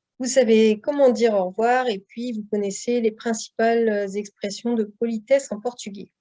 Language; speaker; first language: French; native; French